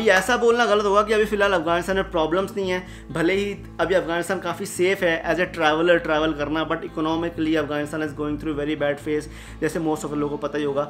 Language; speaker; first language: Hindi; native; Hindi